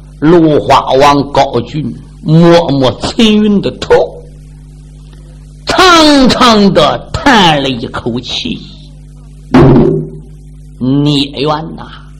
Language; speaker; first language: Chinese; native; Chinese